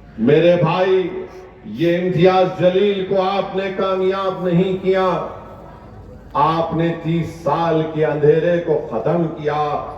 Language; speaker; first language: Urdu; native; Urdu